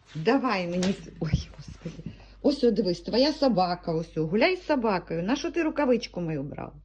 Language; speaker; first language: Ukrainian; native; Ukrainian